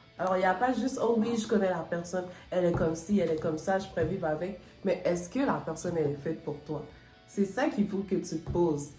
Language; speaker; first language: French; early bilingual, other home language; Haitian Creole